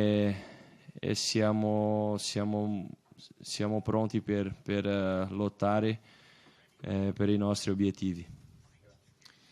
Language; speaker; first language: Italian; non-native, fluent; Portuguese